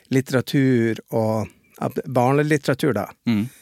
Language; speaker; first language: Norwegian; native; Norwegian